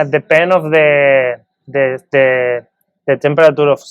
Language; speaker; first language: English; non-native, learner; Spanish